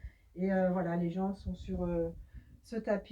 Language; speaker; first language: French; native; French